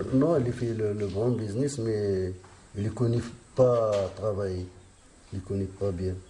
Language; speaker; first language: French; non-native, local second language; Arabic